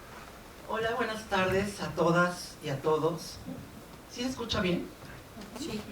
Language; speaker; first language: Spanish; native; Spanish